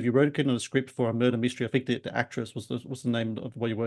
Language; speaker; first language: English; native; English